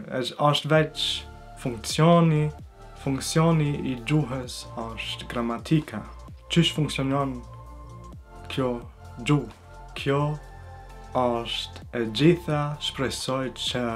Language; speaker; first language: Albanian; early bilingual, heritage; Albanian